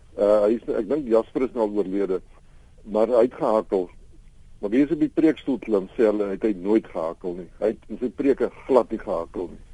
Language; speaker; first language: Afrikaans; native; Afrikaans